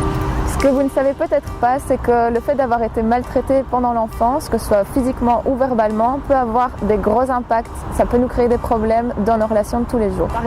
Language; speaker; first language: French; native; French